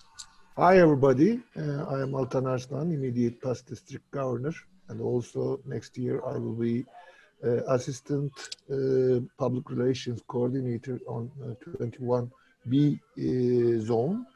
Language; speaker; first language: English; non-native, learner; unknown